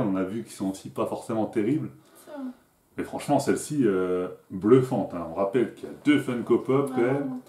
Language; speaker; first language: French; native; French